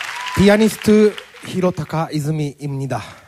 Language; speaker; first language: Korean; non-native, learner; Japanese